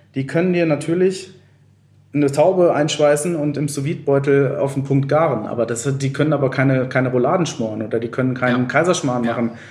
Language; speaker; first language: German; native; German